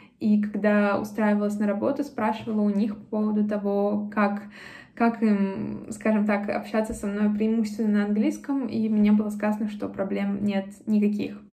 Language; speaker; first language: Russian; native; Russian